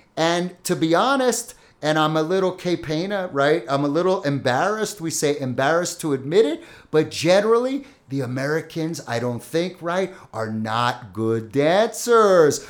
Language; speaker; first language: English; native; English